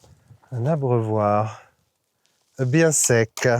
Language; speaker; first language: French; native; French